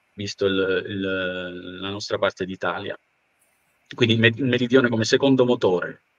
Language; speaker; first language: Italian; native; Italian